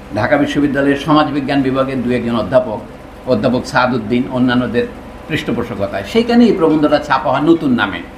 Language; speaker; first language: Bangla; non-native, local second language; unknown